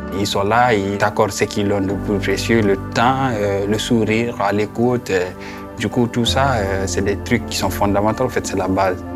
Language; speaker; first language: French; non-native, local second language; Fula